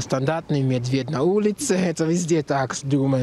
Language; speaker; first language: Russian; non-native, fluent; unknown